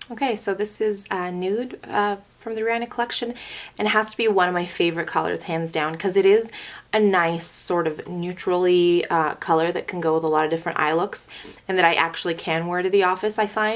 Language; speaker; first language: English; native; English